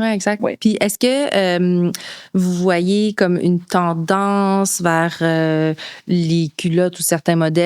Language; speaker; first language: French; native; French